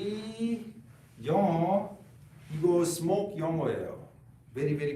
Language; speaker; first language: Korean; non-native, learner; Italian